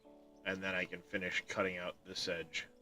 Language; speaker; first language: English; native; English